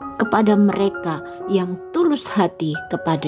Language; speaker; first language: Indonesian; native; Indonesian